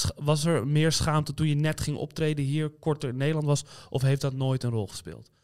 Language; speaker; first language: Dutch; native; Dutch